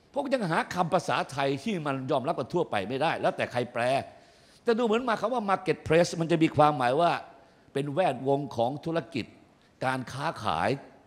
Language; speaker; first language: Thai; native; Thai